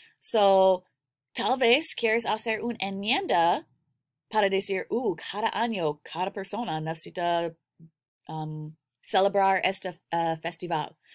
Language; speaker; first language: Spanish; non-native, learner; English